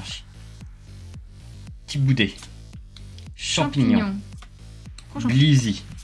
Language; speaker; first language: French; native; French